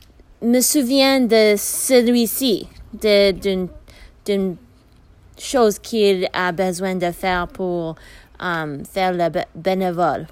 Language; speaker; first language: French; non-native, learner; English